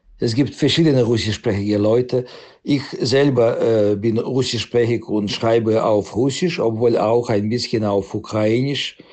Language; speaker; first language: German; non-native, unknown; Russian